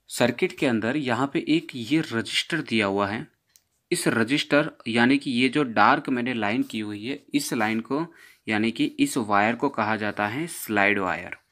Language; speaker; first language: Hindi; non-native, local second language; Gujarati